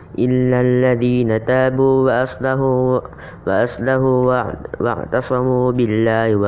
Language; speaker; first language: Arabic; non-native, learner; Indonesian